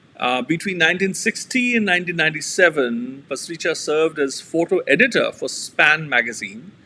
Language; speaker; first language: English; non-native, local second language; Punjabi